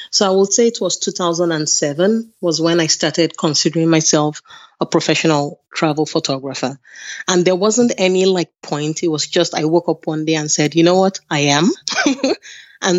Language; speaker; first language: English; non-native, local second language; Yoruba